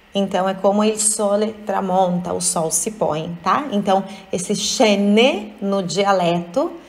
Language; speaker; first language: Portuguese; native; Portuguese